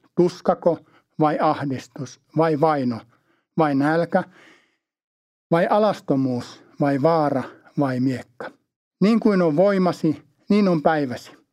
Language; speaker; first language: Finnish; native; Finnish